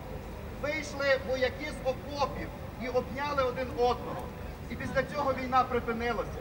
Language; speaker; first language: Ukrainian; native; Ukrainian